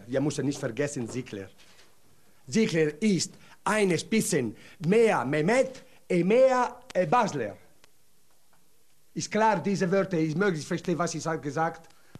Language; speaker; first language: German; non-native, learner; Italian